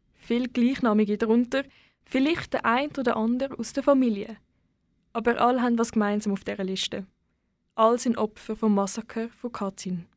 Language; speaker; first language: German; native; German